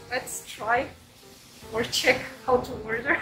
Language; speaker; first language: English; non-native, fluent; German